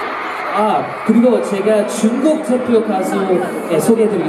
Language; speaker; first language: Korean; non-native, fluent; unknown